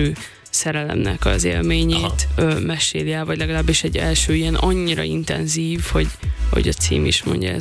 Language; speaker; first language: Hungarian; native; Hungarian